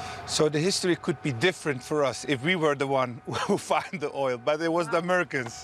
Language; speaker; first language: English; non-native, fluent; Dutch